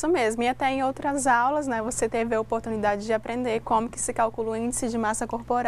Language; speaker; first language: Portuguese; native; Portuguese